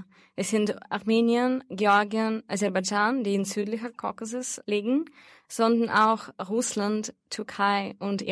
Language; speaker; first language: German; non-native, fluent; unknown